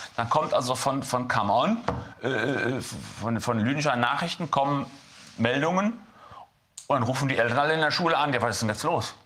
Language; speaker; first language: German; native; German